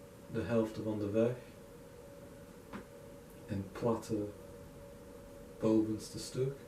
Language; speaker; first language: Dutch; non-native, learner; English